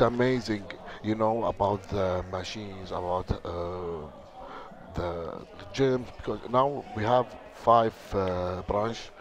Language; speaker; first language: English; non-native, learner; Arabic